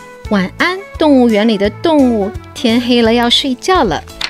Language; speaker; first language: Chinese; early bilingual, other home language; English